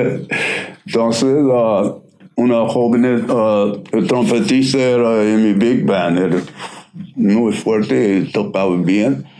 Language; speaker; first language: Spanish; non-native, learner; English